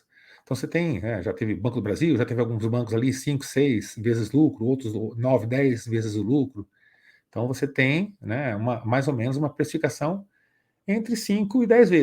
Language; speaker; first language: Portuguese; native; Portuguese